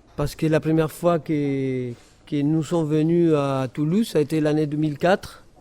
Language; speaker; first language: French; non-native, fluent; Spanish